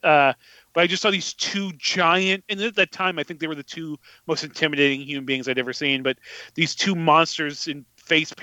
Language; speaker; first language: English; native; English